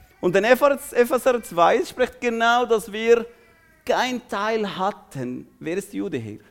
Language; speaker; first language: German; non-native, fluent; Arabic